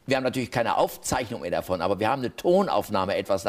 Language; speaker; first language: German; native; German